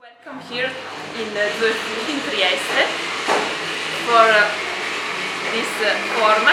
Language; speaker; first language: English; non-native, fluent; Italian